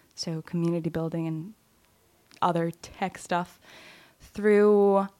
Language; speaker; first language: English; non-native, fluent; Lithuanian